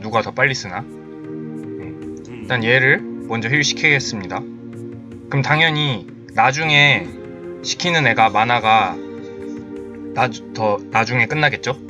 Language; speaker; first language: Korean; native; Korean